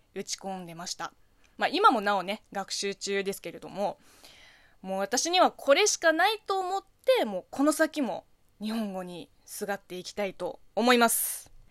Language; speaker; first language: Japanese; non-native, fluent; Chinese